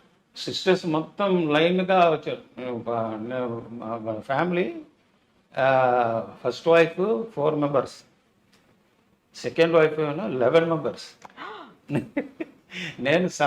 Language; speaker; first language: Telugu; non-native, local second language; Tamil